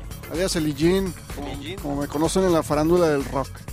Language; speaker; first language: Spanish; native; Spanish